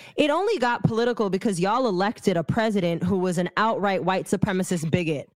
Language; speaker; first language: English; early bilingual, other home language; Arabic